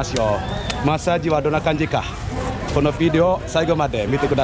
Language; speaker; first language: Japanese; non-native, local second language; Indonesian